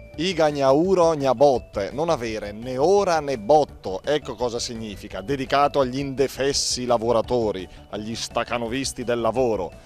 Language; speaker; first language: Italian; native; Italian